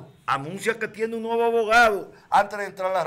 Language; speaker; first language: Spanish; native; Spanish